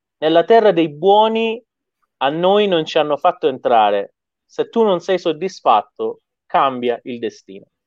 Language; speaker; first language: Italian; non-native, fluent; Persian